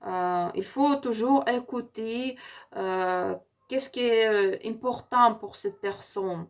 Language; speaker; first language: French; non-native, learner; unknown